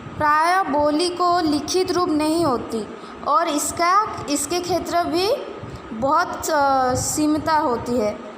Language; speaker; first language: Hindi; non-native, local second language; Odia